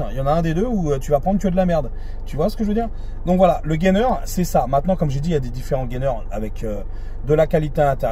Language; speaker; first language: French; native; French